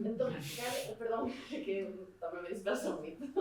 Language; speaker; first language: Galician; non-native, local second language; Spanish